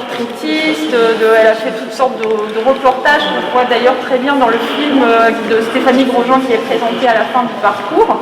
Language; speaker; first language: French; native; French